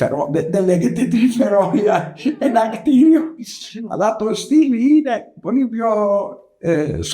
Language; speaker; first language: Greek; non-native, learner; Italian